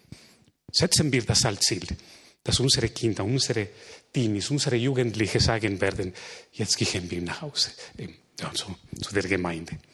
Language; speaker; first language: German; non-native, fluent; Spanish